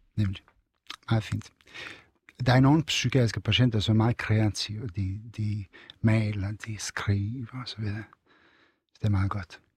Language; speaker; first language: Danish; non-native, fluent; Serbian